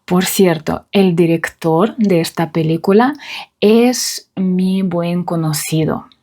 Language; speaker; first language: Spanish; non-native, fluent; Russian